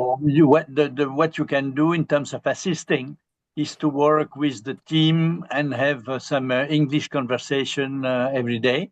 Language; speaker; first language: English; non-native, fluent; Vietnamese